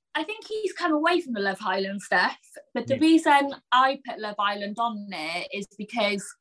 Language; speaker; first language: English; native; English